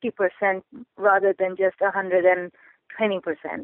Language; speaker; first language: English; non-native, local second language; Urdu